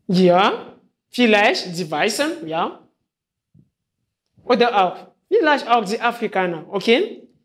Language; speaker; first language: German; non-native, fluent; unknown